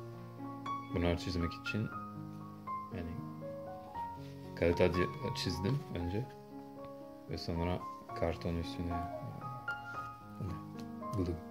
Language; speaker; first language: Turkish; non-native, learner; French